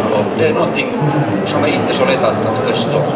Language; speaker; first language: Swedish; non-native, fluent; Finnish